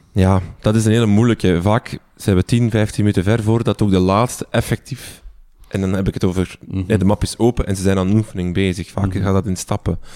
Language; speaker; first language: Dutch; native; Dutch